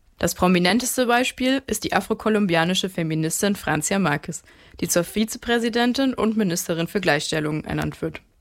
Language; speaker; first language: German; native; German